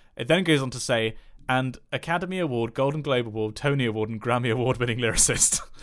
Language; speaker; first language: English; native; English